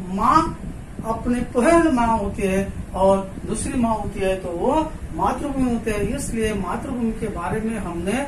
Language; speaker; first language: Hindi; non-native, local second language; Marathi